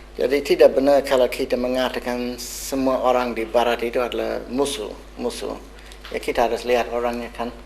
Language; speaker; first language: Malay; non-native, fluent; English